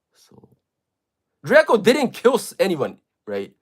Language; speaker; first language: English; non-native, fluent; Japanese